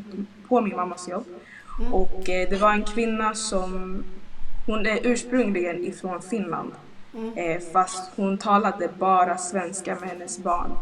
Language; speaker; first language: Swedish; early bilingual, other home language; Lingala